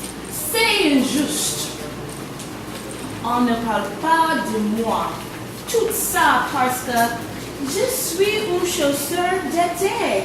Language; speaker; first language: French; non-native, fluent; English